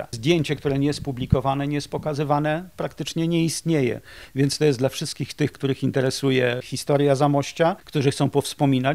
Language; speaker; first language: Polish; native; Polish